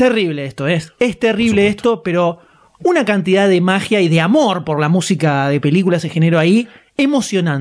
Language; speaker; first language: Spanish; native; Spanish